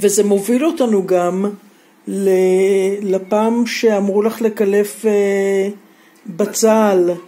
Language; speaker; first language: Hebrew; native; Hebrew